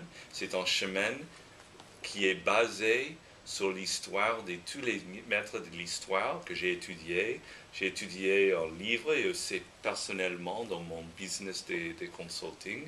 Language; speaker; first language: French; non-native, fluent; English